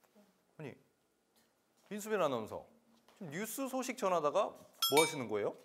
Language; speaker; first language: Korean; native; Korean